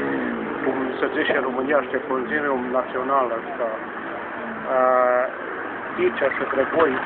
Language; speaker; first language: Romanian; early bilingual, heritage; Romanian